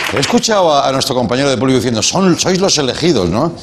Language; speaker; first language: Spanish; native; Spanish